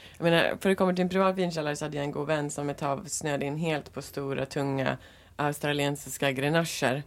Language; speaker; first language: Swedish; native; Swedish